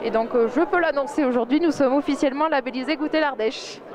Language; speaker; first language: French; native; French